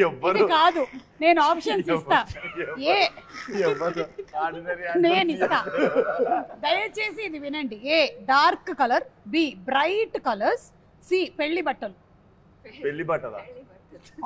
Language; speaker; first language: Telugu; native; Telugu